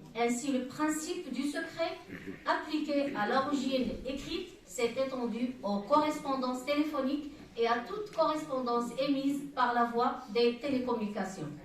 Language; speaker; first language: French; non-native, local second language; Arabic